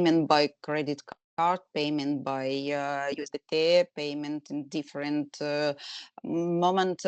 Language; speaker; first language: English; non-native, learner; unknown